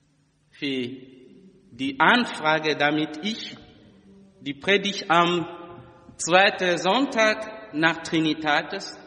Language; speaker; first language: German; non-native, fluent; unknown